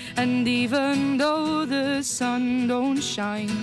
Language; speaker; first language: English; native; English